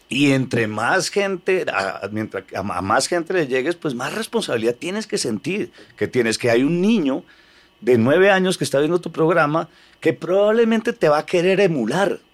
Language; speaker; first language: Spanish; native; Spanish